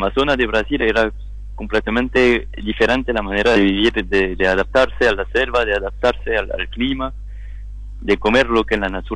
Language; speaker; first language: Spanish; non-native, learner; French